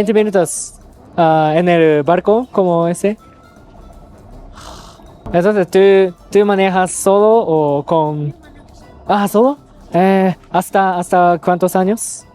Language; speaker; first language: Spanish; non-native, learner; Japanese